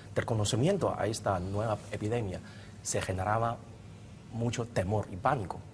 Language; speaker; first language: Spanish; non-native, fluent; Chinese